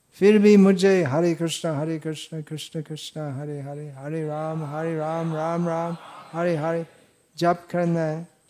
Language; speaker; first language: Hindi; non-native, fluent; English